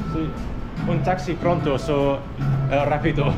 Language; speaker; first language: Spanish; non-native, learner; English